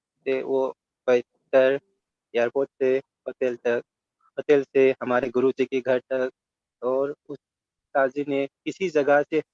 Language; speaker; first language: Hindi; non-native, local second language; Manipuri